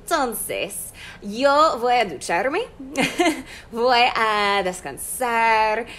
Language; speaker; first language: Spanish; non-native, fluent; English